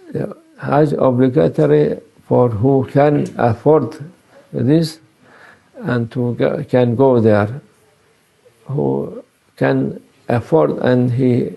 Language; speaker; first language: English; non-native, learner; Turkish